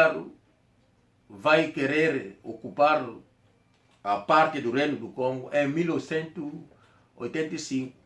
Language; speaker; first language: Portuguese; non-native, local second language; Kongo